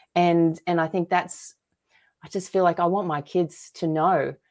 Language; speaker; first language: English; native; English